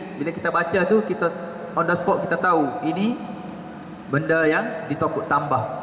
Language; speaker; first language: Malay; native; Malay